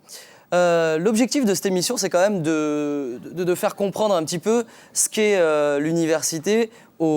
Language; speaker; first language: French; native; French